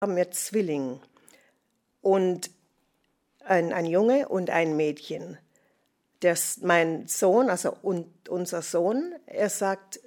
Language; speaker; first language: German; non-native, fluent; English